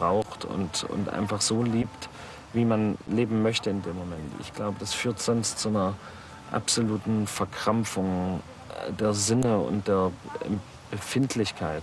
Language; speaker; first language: German; native; German